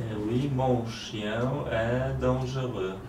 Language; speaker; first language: French; non-native, learner; Polish